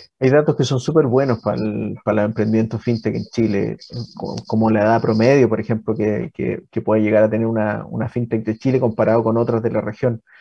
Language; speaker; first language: Spanish; native; Spanish